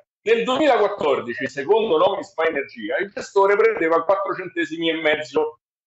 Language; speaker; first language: Italian; native; Italian